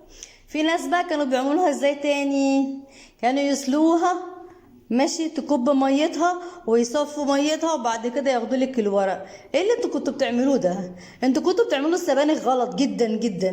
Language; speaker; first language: Arabic; native; Arabic